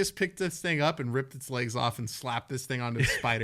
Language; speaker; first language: English; native; English